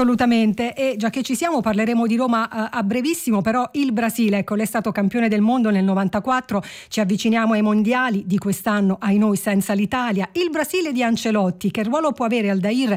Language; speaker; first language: Italian; native; Italian